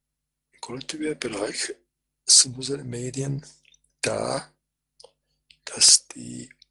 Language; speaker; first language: German; non-native, fluent; Croatian